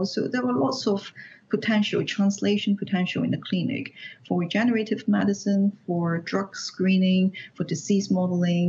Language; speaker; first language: English; non-native, local second language; Cantonese